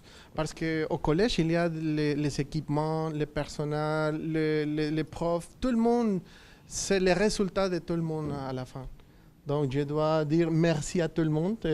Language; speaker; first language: French; non-native, fluent; Spanish